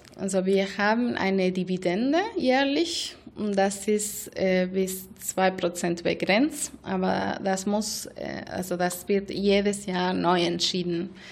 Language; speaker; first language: German; non-native, fluent; Spanish